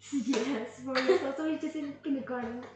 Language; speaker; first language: English; non-native, learner; Indonesian